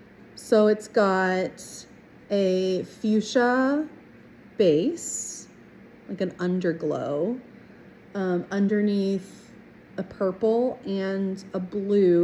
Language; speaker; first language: English; native; English